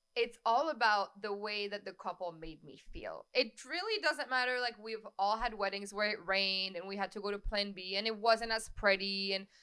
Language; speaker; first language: English; non-native, fluent; French